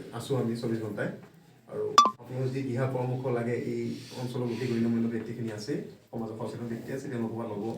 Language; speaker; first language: Assamese; native; Assamese